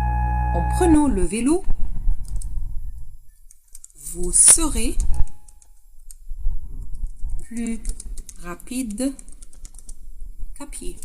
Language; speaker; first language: French; non-native, fluent; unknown